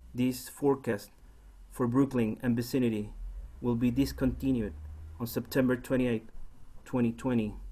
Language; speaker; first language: English; non-native, fluent; Spanish